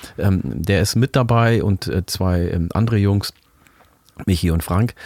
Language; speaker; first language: German; early bilingual, other home language; Oromo